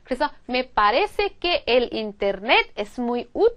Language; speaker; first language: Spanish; non-native, fluent; Korean